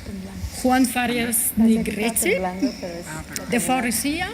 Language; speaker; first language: Spanish; non-native, fluent; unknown